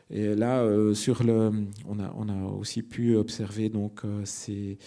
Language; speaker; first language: French; native; French